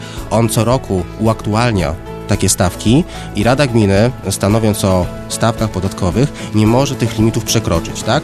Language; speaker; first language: Polish; native; Polish